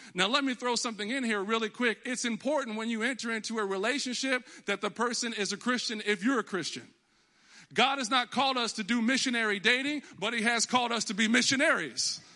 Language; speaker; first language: English; native; English